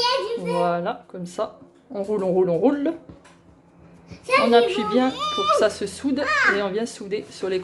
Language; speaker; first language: French; native; French